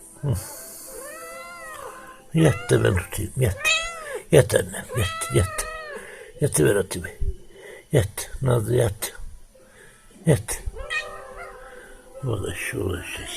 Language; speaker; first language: Turkish; native; Turkish